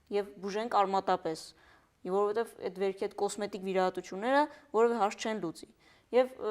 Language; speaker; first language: Armenian; early bilingual, heritage; Armenian